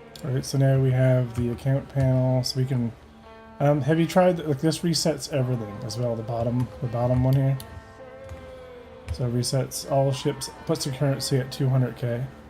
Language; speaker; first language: English; native; English